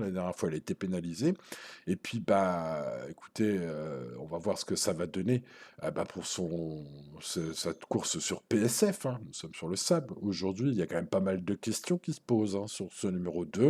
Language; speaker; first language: French; native; French